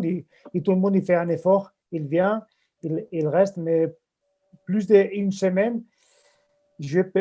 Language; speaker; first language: French; non-native, fluent; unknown